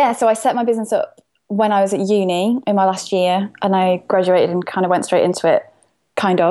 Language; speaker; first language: English; native; English